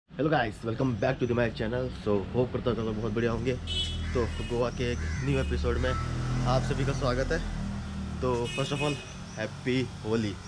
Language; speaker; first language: Hindi; native; Hindi